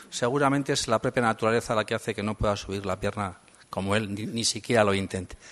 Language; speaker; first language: Spanish; native; Spanish